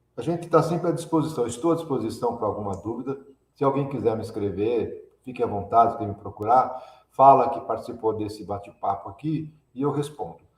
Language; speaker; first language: Portuguese; early bilingual, other home language; Italian